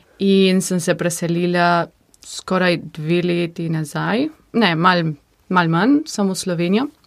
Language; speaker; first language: Slovenian; early bilingual, heritage; Slovenian